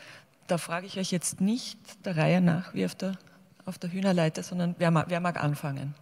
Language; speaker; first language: German; native; German